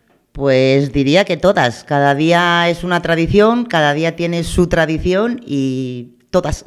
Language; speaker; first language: Spanish; native; Spanish